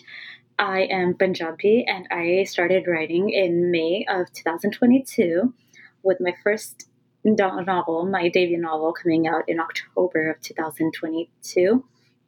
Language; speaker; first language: English; native; English